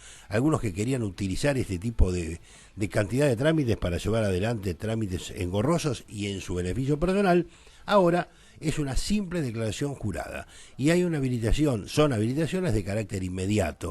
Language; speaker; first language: Spanish; native; Spanish